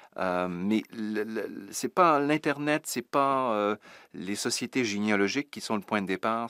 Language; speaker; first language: French; native; French